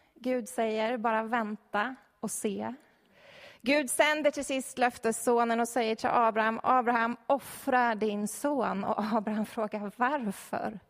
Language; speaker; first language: Swedish; native; Swedish